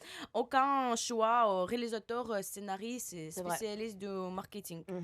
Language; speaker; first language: French; non-native, learner; Russian